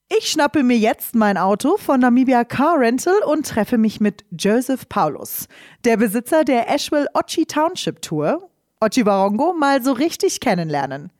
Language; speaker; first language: German; native; German